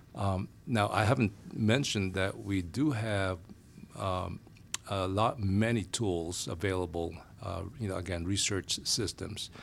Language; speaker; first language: English; non-native, local second language; Filipino